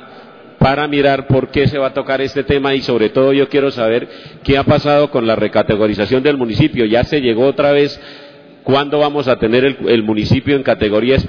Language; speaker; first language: Spanish; native; Spanish